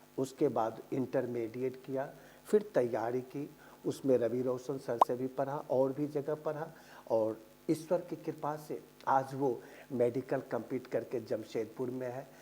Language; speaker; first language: Hindi; native; Hindi